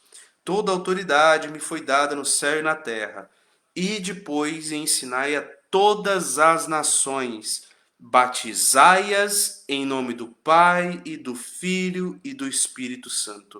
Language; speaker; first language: Portuguese; native; Portuguese